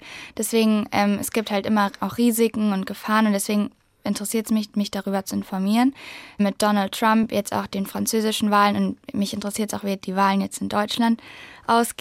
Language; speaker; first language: German; native; German